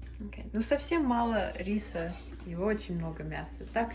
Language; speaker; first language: Russian; early bilingual, heritage; Russian